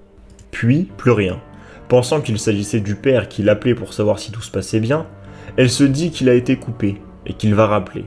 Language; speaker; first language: French; native; French